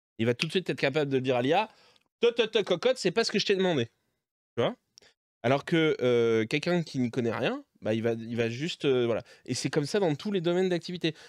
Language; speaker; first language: French; native; French